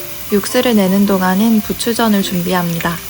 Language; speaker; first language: Korean; native; Korean